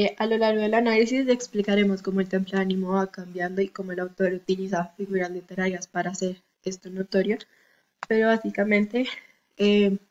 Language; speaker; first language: Spanish; native; Spanish